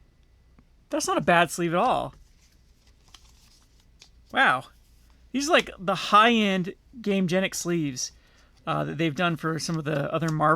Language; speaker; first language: English; native; English